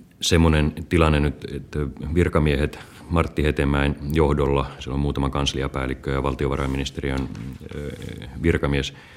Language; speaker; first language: Finnish; native; Finnish